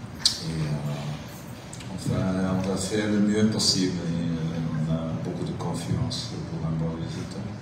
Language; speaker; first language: French; non-native, local second language; Dutch